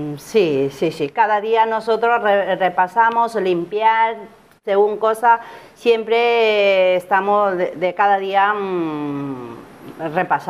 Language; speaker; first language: Spanish; non-native, learner; Chinese